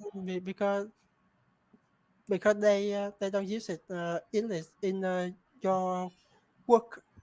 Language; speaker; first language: English; non-native, learner; Vietnamese